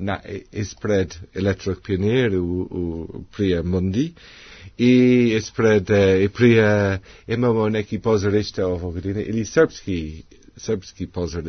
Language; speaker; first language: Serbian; non-native, learner; English